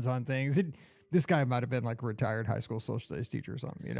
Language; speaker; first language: English; native; English